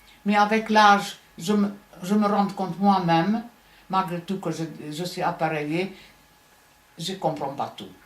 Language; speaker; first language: French; non-native, fluent; Hungarian